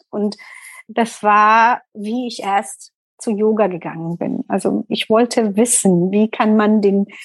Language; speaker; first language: German; non-native, learner; Tamil